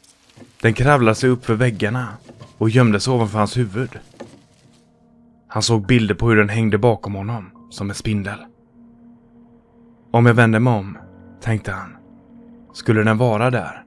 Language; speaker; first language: Swedish; native; Swedish